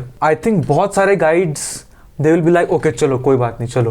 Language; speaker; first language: Hindi; native; Hindi